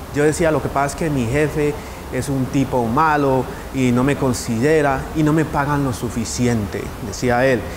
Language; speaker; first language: Spanish; native; Spanish